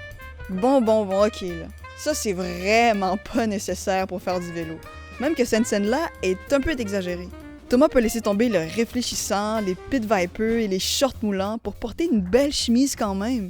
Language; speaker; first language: French; native; French